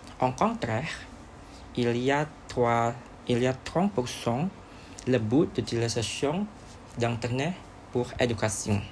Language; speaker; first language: French; non-native, learner; Indonesian